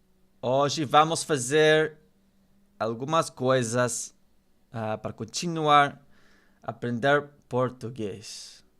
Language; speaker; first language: Portuguese; non-native, learner; English